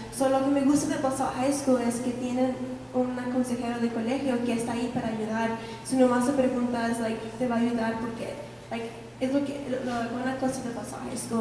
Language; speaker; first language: Spanish; early bilingual, heritage; Spanish